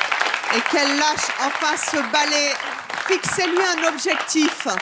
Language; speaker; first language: French; native; French